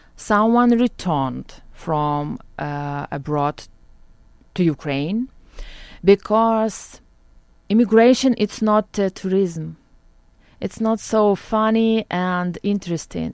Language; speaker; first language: English; non-native, learner; Ukrainian